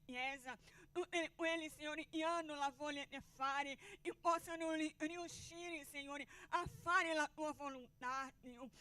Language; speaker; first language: Italian; non-native, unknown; Portuguese